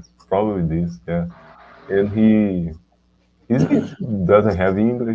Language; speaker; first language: English; non-native, learner; Portuguese